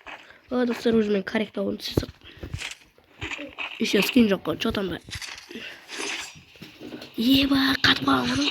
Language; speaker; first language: Turkish; non-native, learner; Kazakh